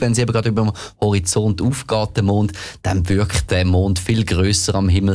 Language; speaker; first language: German; native; German